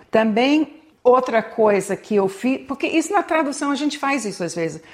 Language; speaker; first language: Portuguese; non-native, fluent; English